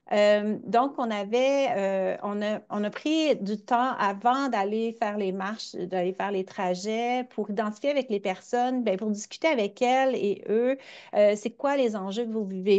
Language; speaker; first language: French; native; French